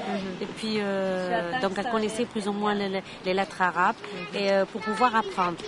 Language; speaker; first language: French; non-native, local second language; Arabic